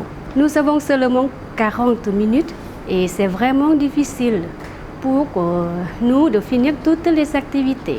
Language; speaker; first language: French; non-native, fluent; Lao